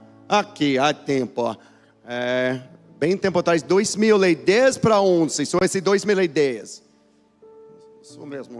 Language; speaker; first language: Portuguese; non-native, learner; English